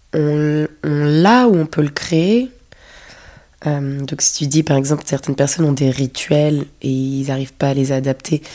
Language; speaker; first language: French; native; French